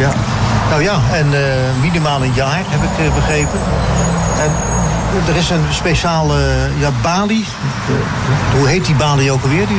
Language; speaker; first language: Dutch; native; Dutch